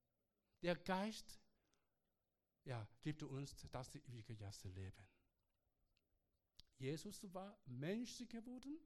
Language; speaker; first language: German; non-native, learner; Korean